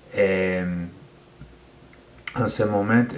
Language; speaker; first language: French; non-native, learner; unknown